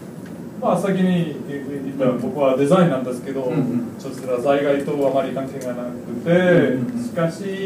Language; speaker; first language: Japanese; non-native, fluent; Spanish